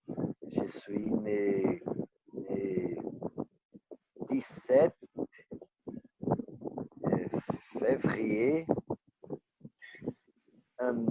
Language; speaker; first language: French; non-native, learner; Portuguese